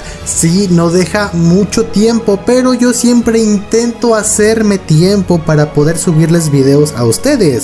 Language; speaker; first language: Spanish; native; Spanish